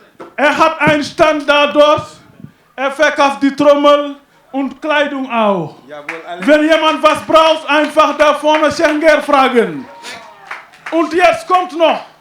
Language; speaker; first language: German; non-native, fluent; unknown